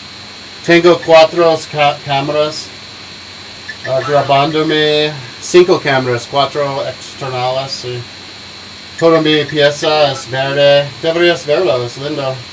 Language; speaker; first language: Spanish; non-native, learner; English